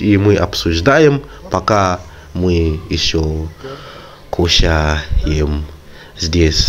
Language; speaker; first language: Russian; non-native, fluent; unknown